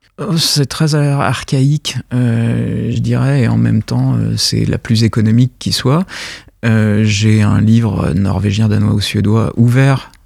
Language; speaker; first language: French; native; French